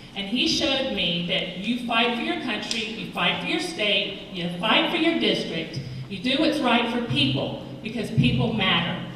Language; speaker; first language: English; native; English